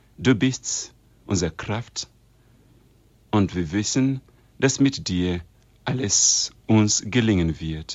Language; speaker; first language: German; non-native, fluent; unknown